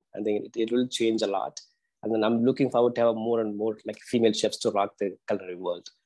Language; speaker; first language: English; non-native, local second language; Tamil